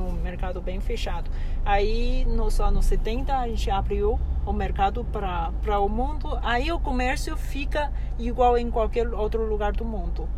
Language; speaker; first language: Portuguese; non-native, fluent; Chinese